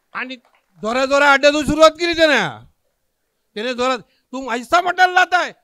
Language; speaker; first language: Hindi; non-native, local second language; Marathi